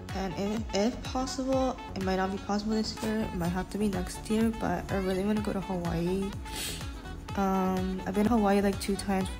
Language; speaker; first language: English; early bilingual, other home language; Japanese